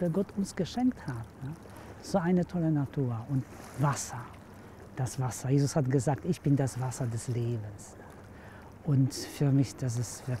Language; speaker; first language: German; non-native, fluent; Polish